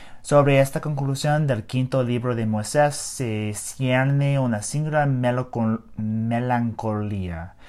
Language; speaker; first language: Spanish; non-native, learner; English